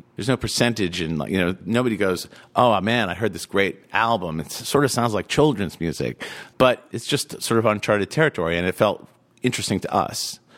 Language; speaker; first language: English; native; English